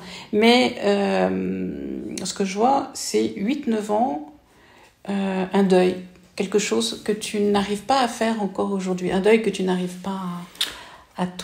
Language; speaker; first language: French; native; French